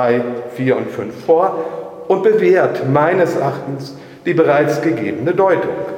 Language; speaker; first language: German; native; German